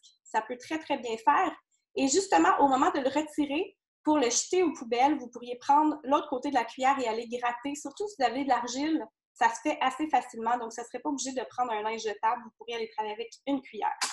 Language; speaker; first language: French; native; French